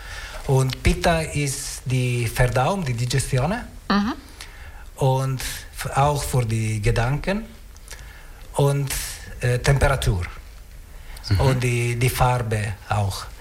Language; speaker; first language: German; non-native, learner; Italian